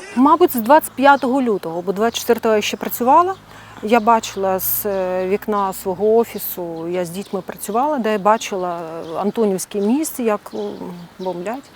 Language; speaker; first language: Ukrainian; non-native, local second language; Russian